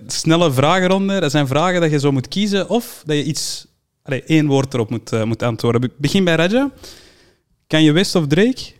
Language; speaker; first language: Dutch; native; Dutch